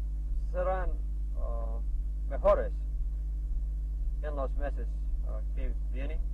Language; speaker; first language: Spanish; non-native, learner; English